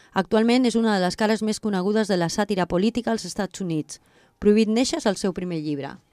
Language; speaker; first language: Catalan; non-native, local second language; Spanish